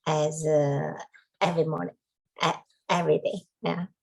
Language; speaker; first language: English; non-native, learner; Chinese